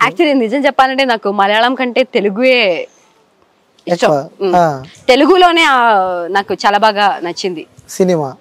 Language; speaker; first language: Telugu; non-native, fluent; Malayalam